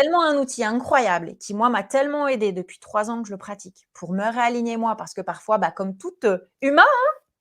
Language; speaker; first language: French; native; French